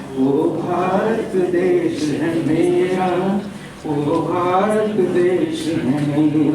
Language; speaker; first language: Hindi; non-native, local second language; Marathi